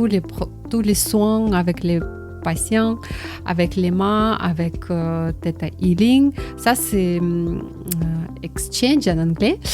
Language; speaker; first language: French; non-native, learner; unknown